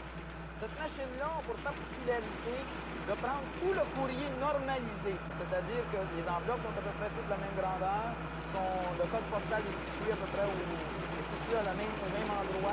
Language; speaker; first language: French; native; French